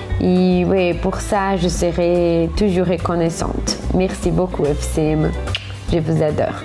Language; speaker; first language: French; non-native, learner; Portuguese